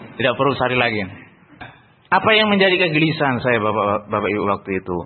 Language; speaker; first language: Indonesian; non-native, local second language; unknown